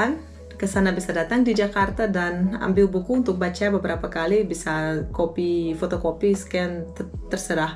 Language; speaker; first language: Indonesian; non-native, fluent; Russian